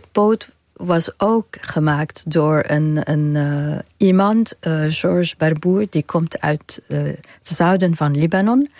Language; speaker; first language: Dutch; non-native, fluent; Arabic